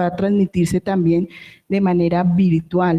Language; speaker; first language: Spanish; native; Spanish